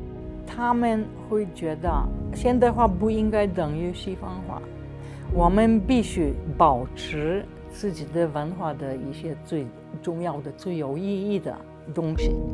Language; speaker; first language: Chinese; non-native, fluent; Slovenian